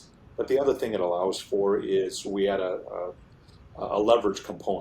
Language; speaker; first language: English; native; English